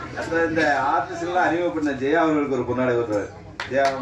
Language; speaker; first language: Tamil; native; Tamil